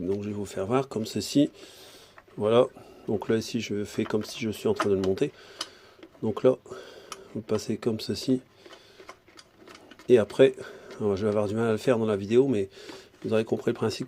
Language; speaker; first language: French; native; French